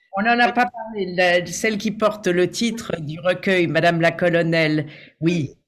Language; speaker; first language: French; native; French